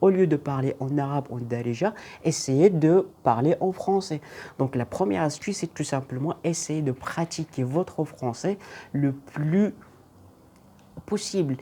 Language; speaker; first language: French; non-native, local second language; Arabic